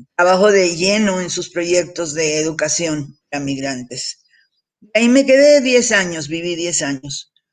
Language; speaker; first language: Spanish; early bilingual, heritage; Spanish